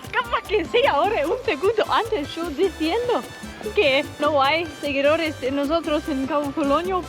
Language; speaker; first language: Spanish; non-native, learner; English